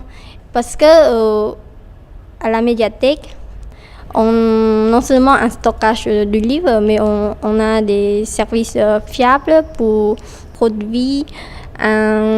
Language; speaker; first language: French; non-native, fluent; Khmer